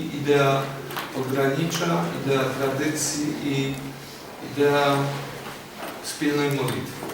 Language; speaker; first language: Polish; non-native, learner; Ukrainian